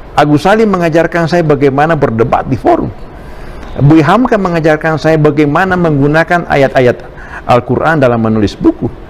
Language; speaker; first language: Indonesian; native; Indonesian